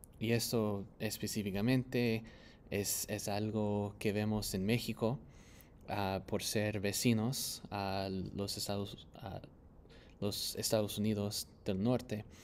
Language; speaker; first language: Spanish; non-native, fluent; English